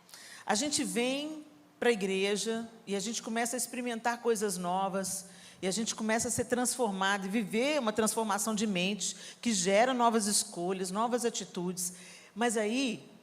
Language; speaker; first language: Portuguese; native; Portuguese